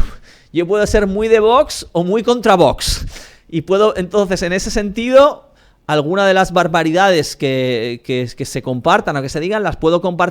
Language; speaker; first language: Spanish; native; Spanish